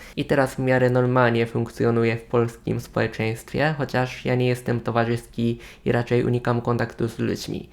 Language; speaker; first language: Polish; non-native, fluent; Japanese